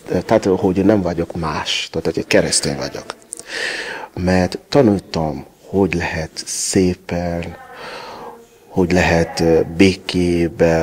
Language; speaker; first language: Hungarian; non-native, learner; Yoruba